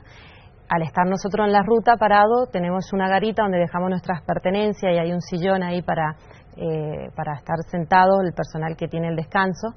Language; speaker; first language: Spanish; native; Spanish